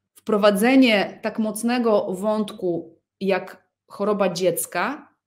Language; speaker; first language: Polish; early bilingual, other home language; Russian